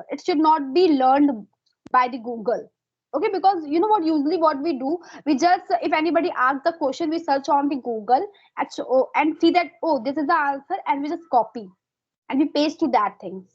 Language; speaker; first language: English; non-native, fluent; Hindi